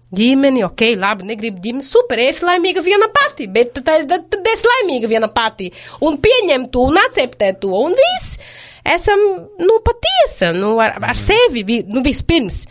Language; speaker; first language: Latvian; non-native, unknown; Portuguese